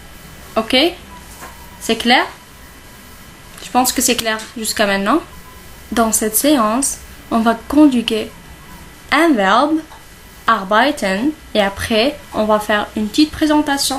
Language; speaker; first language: French; non-native, local second language; Arabic